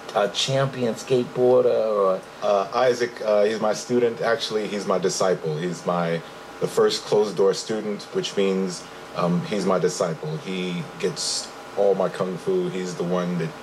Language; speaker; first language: English; native; English